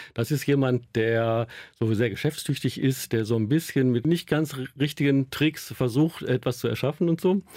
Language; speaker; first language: German; native; German